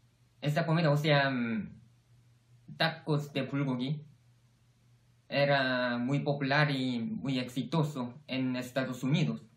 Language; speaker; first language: Spanish; non-native, fluent; Korean